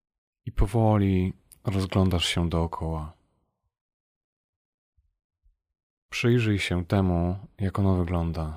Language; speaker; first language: Polish; native; Polish